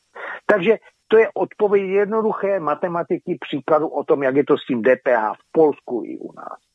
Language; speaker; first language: Czech; native; Czech